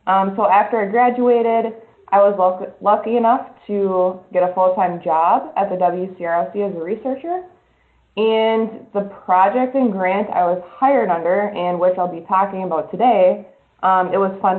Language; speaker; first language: English; native; English